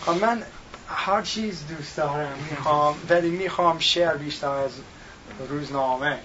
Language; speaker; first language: Tajik; non-native, learner; English